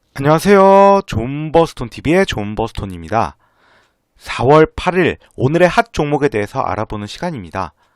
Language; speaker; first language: Korean; native; Korean